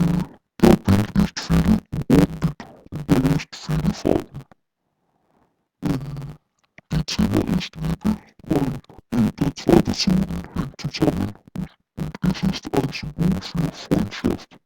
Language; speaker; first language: German; non-native, learner; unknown